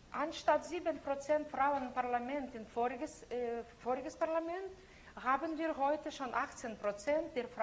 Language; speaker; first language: German; non-native, fluent; Lithuanian